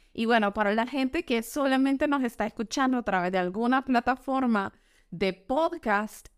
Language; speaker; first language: Spanish; native; Spanish